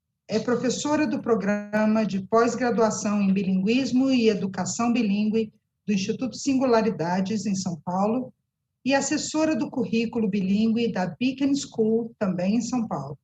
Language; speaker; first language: Portuguese; native; Portuguese